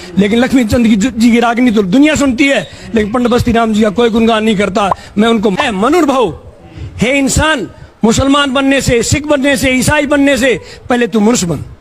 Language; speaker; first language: Hindi; native; Hindi